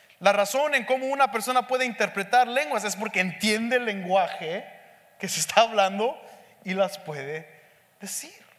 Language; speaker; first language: Spanish; early bilingual, heritage; Spanish